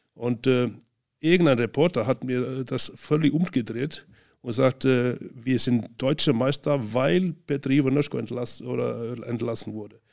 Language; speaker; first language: German; non-native, fluent; Icelandic